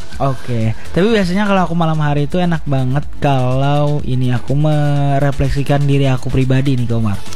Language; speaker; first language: Indonesian; native; Indonesian